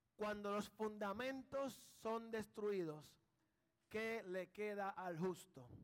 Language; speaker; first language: Spanish; early bilingual, heritage; Spanish